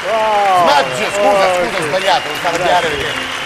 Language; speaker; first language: Italian; native; Italian